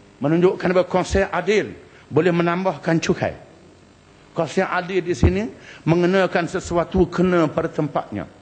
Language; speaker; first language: Malay; native; Malay